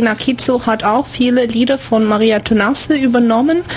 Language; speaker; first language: German; non-native, fluent; Romanian